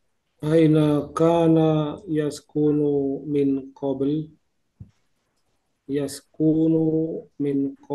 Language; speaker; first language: Arabic; non-native, learner; Indonesian